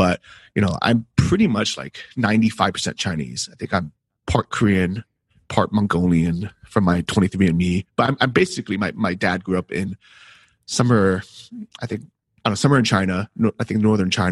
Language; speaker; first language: English; native; English